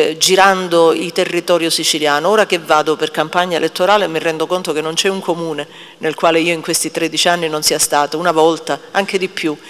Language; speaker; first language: Italian; native; Italian